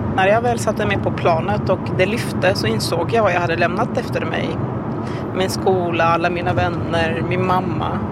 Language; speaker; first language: Swedish; non-native, fluent; Arabic